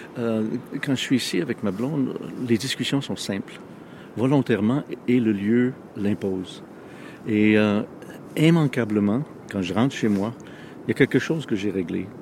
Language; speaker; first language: French; non-native, local second language; English